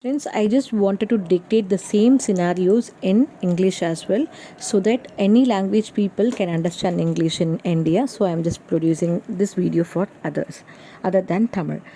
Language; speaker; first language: English; non-native, local second language; Tamil